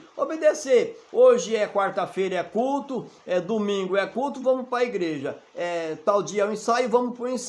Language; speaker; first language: Portuguese; native; Portuguese